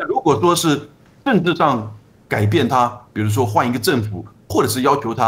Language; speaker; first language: Chinese; native; Chinese